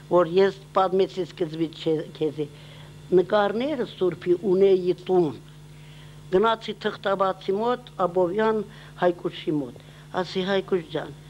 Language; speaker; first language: Armenian; non-native, local second language; Assyrian Neo-Aramaic